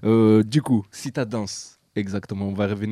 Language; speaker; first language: French; native; French